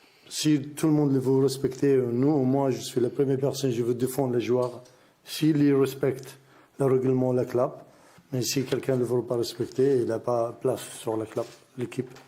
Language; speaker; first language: French; non-native, learner; Arabic